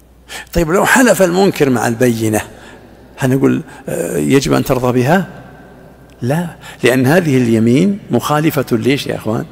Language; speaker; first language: Arabic; native; Arabic